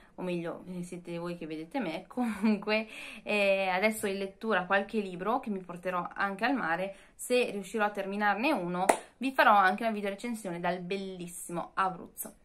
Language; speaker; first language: Italian; native; Italian